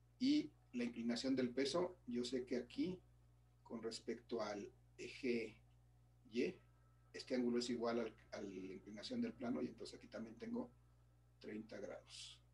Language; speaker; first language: Spanish; native; Spanish